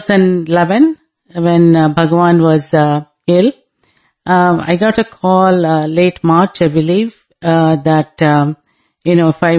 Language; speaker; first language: English; non-native, local second language; Telugu